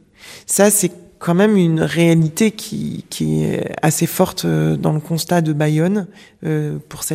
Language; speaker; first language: French; native; French